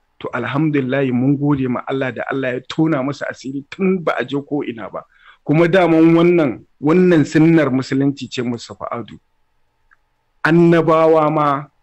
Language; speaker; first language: Hausa; native; Hausa